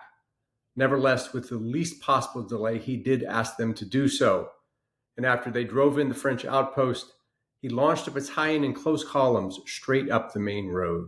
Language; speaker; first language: English; native; English